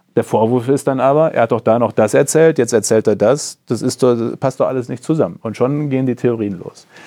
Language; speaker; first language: German; native; German